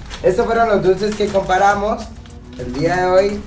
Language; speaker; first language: Spanish; native; Spanish